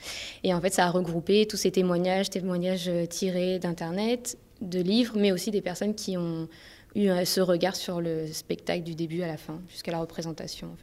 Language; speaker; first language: French; native; French